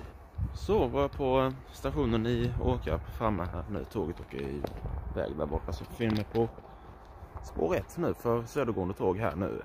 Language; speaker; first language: Swedish; native; Swedish